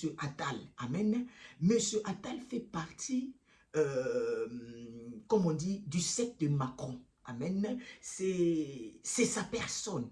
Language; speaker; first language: French; early bilingual, other home language; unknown